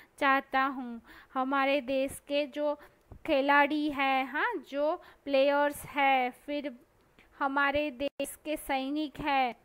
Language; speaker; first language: Hindi; non-native, local second language; Gujarati